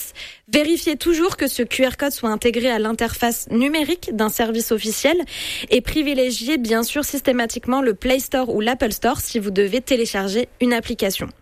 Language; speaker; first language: French; native; French